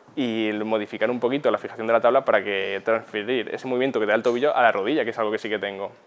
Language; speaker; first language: Spanish; native; Spanish